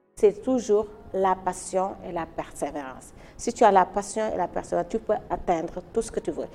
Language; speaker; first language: French; non-native, local second language; Wolof